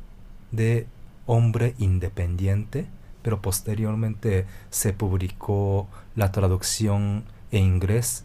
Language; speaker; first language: Spanish; non-native, fluent; Japanese